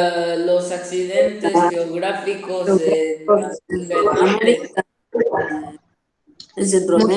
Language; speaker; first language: Spanish; native; Spanish